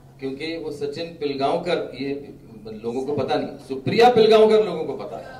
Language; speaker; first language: Hindi; non-native, local second language; Marathi